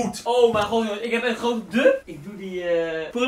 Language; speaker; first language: Dutch; native; Dutch